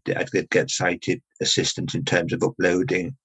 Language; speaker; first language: English; native; English